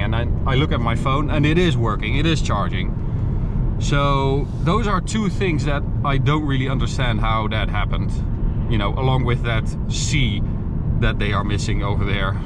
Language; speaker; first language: English; non-native, fluent; Dutch